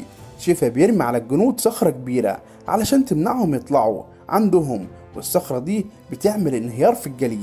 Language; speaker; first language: Arabic; native; Arabic